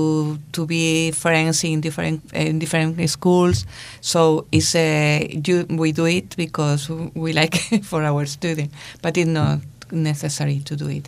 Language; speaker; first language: English; non-native, learner; Spanish